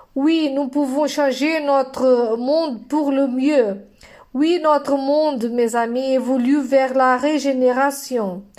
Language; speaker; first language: French; non-native, fluent; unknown